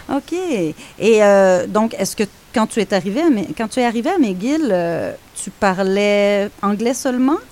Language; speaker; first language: French; native; French